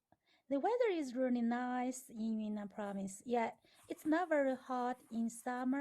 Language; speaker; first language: English; non-native, learner; Chinese